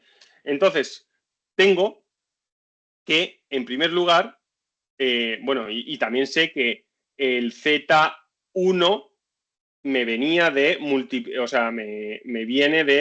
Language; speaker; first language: Spanish; native; Spanish